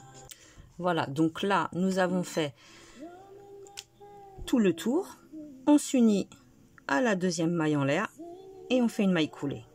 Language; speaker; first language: French; native; French